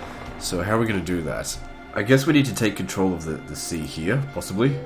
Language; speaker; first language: English; native; English